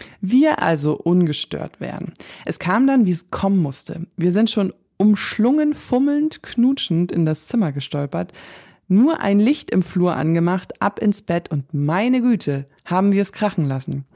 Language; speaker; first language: German; native; German